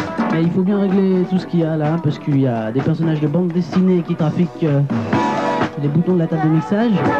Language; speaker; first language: French; native; French